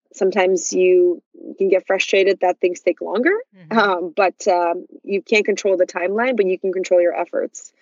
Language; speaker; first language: English; early bilingual, other home language; Russian